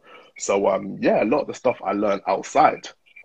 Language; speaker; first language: English; native; English